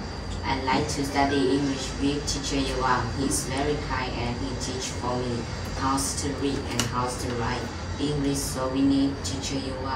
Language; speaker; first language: English; non-native, learner; Hmong